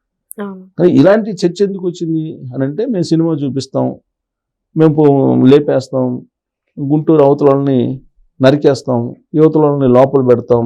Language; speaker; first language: Telugu; native; Telugu